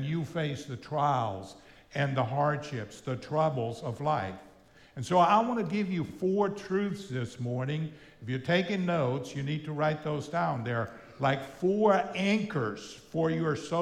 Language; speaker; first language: English; non-native, fluent; German